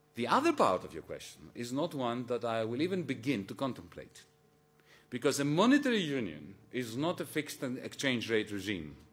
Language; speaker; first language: English; non-native, fluent; Greek